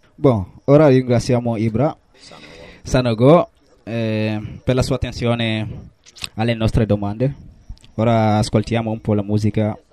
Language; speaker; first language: Italian; non-native, fluent; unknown